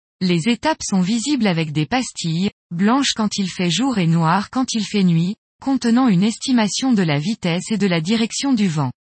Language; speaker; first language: French; native; French